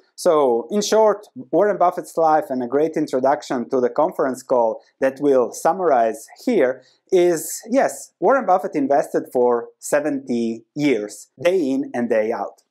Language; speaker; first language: English; non-native, fluent; Croatian